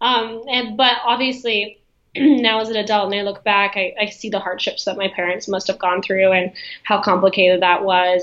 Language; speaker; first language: English; early bilingual, other home language; Russian